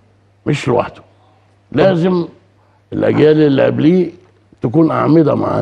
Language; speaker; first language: Arabic; native; Arabic